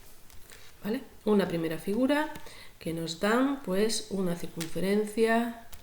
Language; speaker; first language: Spanish; native; Spanish